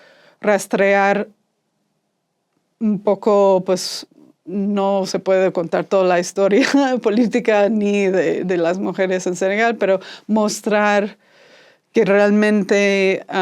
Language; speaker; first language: Spanish; non-native, fluent; English